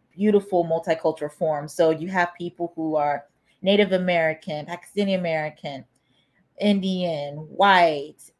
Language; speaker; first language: English; native; English